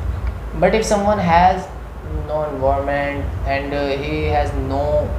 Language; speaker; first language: English; non-native, learner; Hindi